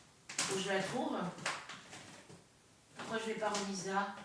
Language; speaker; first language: French; native; French